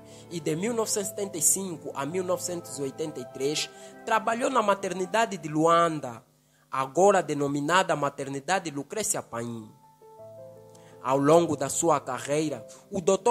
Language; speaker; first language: Portuguese; native; Portuguese